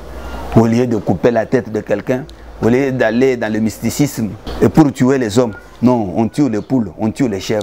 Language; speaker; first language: French; non-native, local second language; Luba-Lulua